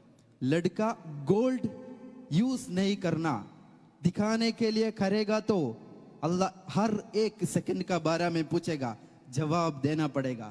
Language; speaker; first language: Hindi; non-native, local second language; Malayalam